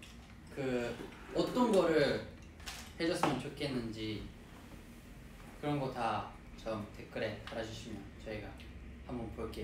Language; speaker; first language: Korean; non-native, fluent; Japanese